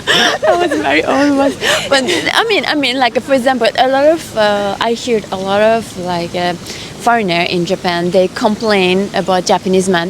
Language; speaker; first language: English; non-native, fluent; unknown